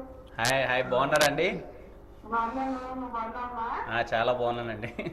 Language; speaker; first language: Telugu; native; Telugu